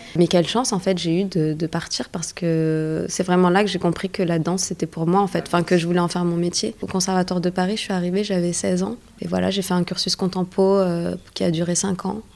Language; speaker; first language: French; early bilingual, other home language; Arabic